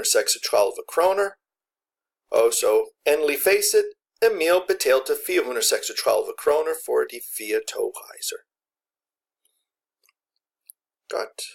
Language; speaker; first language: Danish; non-native, fluent; English